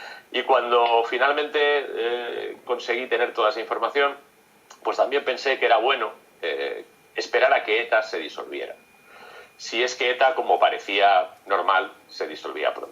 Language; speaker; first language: Spanish; native; Spanish